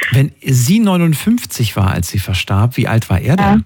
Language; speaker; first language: German; native; German